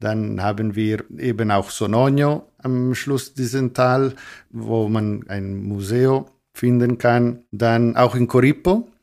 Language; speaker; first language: German; non-native, local second language; Italian